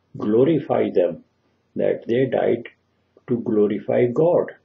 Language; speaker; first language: English; non-native, local second language; Punjabi